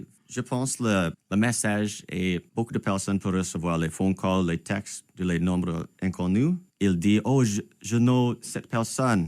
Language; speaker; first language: French; non-native, local second language; English